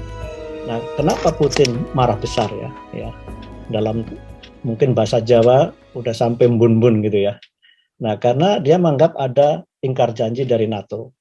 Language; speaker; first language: Indonesian; native; Indonesian